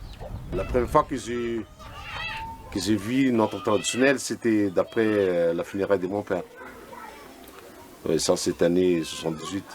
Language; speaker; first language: French; non-native, local second language; Malagasy